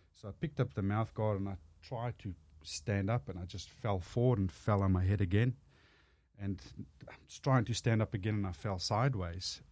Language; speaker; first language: English; non-native, local second language; Afrikaans